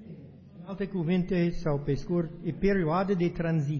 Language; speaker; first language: Romanian; non-native, learner; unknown